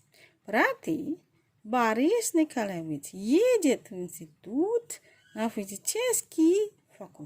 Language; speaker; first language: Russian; non-native, fluent; Indonesian